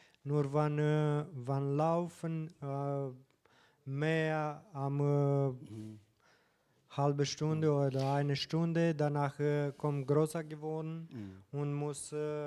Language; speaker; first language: German; non-native, learner; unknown